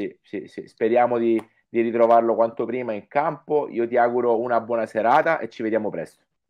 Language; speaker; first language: Italian; native; Italian